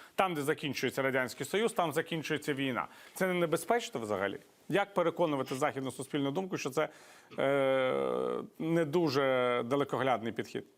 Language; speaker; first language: Ukrainian; native; Ukrainian